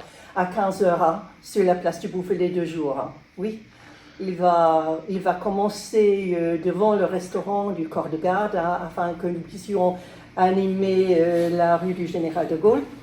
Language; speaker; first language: French; non-native, learner; English